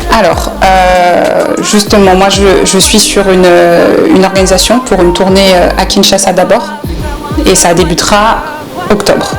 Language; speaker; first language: French; early bilingual, other home language; Lingala